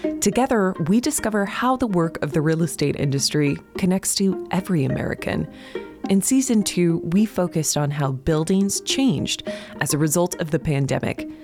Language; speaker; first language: English; native; English